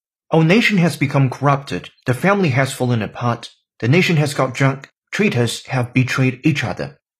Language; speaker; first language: English; non-native, fluent; Chinese